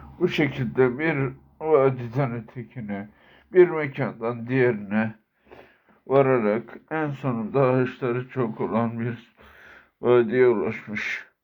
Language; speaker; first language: Turkish; native; Turkish